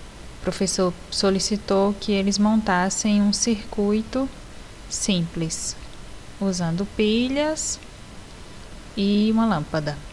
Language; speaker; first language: Portuguese; native; Portuguese